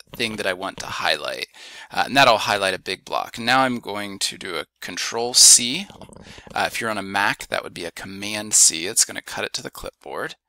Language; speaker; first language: English; native; English